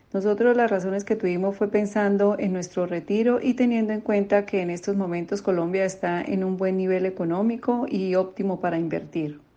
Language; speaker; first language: Spanish; native; Spanish